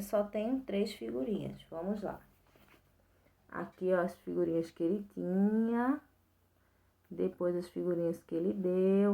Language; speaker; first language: Portuguese; native; Portuguese